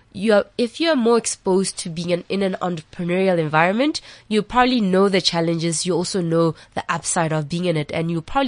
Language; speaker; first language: English; non-native, local second language; Southern Sotho